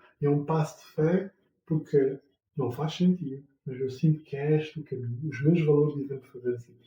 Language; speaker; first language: Portuguese; non-native, fluent; French